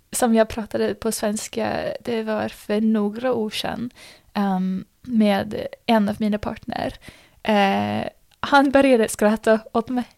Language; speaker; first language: Swedish; non-native, fluent; English